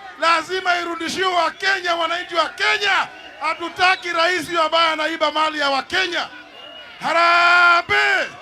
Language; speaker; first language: Swahili; non-native, local second language; Kikuyu